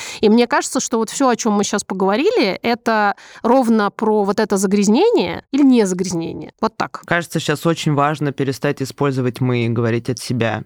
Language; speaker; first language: Russian; native; Russian